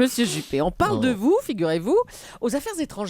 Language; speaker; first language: French; native; French